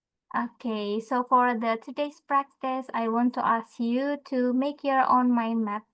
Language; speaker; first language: English; non-native, fluent; Indonesian